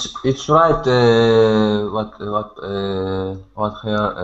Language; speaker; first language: English; non-native, learner; Spanish